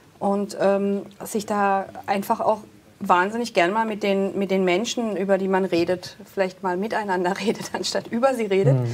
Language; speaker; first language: German; native; German